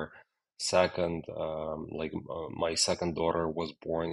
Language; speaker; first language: English; non-native, fluent; Ukrainian